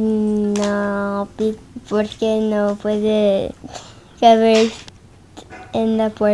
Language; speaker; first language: Spanish; early bilingual, heritage; Spanish